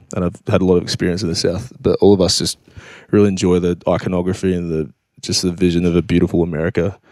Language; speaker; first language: English; native; English